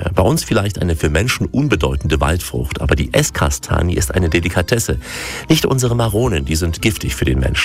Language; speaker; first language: German; native; German